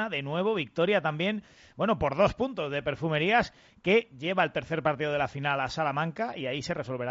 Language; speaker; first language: Spanish; native; Spanish